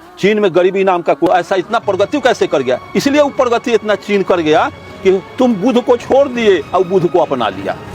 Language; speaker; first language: Hindi; native; Hindi